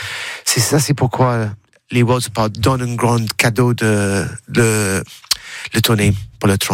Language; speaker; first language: French; non-native, learner; English